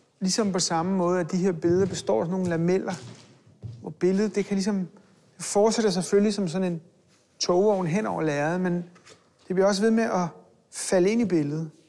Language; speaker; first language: Danish; early bilingual, other home language; Hebrew